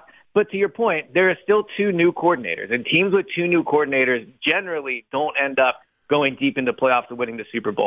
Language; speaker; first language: English; native; English